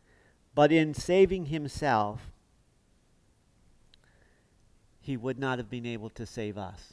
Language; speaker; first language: English; native; English